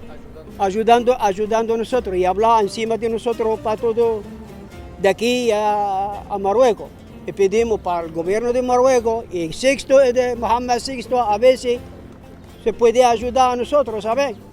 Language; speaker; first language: Spanish; non-native, learner; Arabic